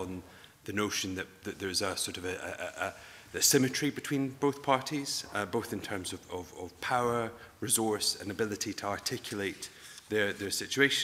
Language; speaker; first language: English; native; English